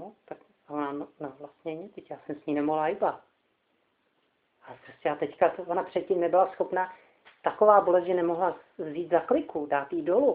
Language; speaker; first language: Czech; native; Czech